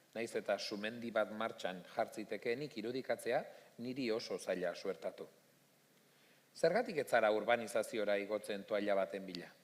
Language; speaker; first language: Basque; native; Basque